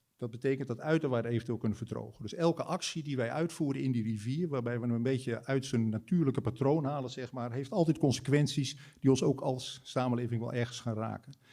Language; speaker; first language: Dutch; native; Dutch